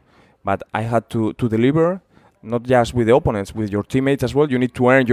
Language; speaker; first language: English; non-native, fluent; Spanish